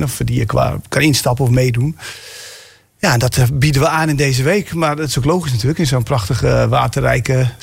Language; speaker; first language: Dutch; native; Dutch